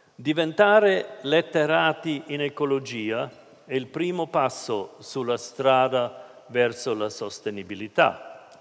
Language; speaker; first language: Italian; non-native, fluent; German